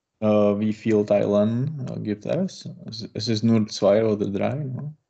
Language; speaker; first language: German; non-native, learner; Czech